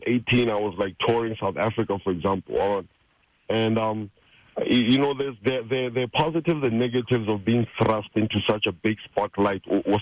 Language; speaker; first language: English; non-native, local second language; Tswana